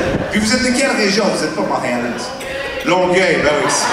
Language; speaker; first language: French; non-native, local second language; Punjabi